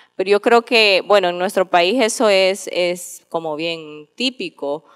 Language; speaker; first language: Spanish; native; Spanish